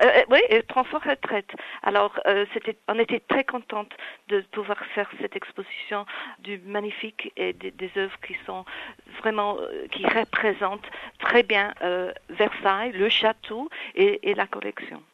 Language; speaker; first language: French; non-native, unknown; English